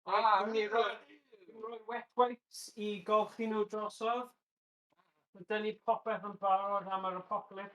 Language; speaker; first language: Welsh; native; Welsh